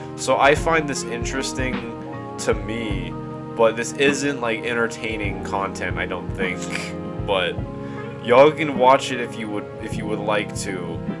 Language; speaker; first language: English; native; English